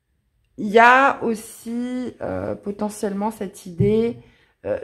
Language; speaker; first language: French; native; French